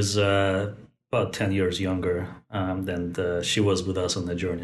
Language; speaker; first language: English; non-native, fluent; Russian